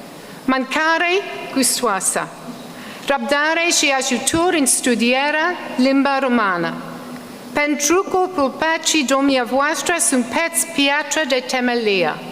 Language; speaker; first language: Romanian; non-native, learner; English